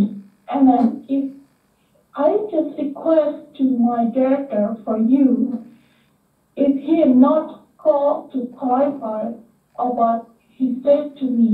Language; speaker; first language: English; non-native, learner; Indonesian